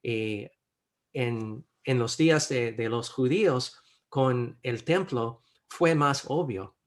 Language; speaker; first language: Spanish; non-native, fluent; English